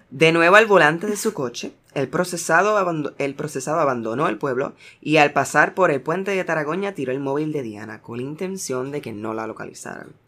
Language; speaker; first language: Spanish; early bilingual, heritage; Spanish